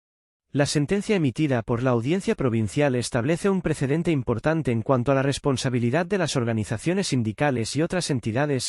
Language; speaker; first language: Spanish; native; Spanish